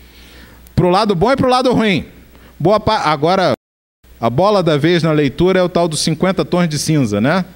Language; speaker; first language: Portuguese; native; Portuguese